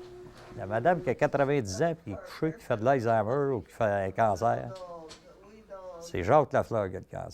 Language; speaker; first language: French; native; French